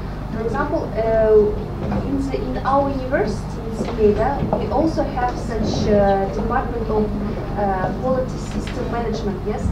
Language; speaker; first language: English; non-native, fluent; Russian